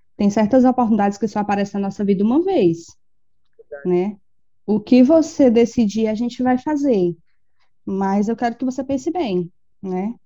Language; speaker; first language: Portuguese; native; Portuguese